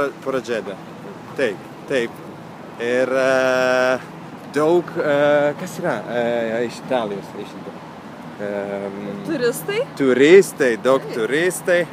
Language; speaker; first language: Lithuanian; non-native, learner; Italian